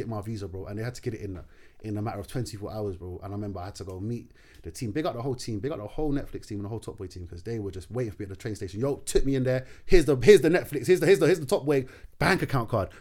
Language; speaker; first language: English; non-native, local second language; Arabic